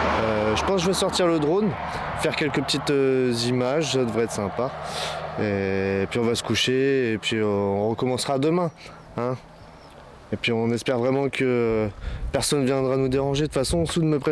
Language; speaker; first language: French; native; French